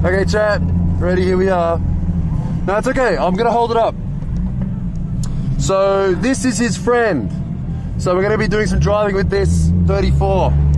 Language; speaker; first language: English; native; English